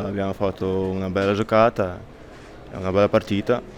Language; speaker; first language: Italian; non-native, learner; Ukrainian